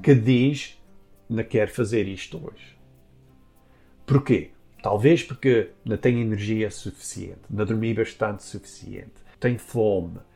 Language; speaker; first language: Portuguese; early bilingual, heritage; Portuguese